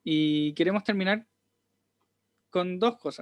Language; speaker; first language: Spanish; native; Spanish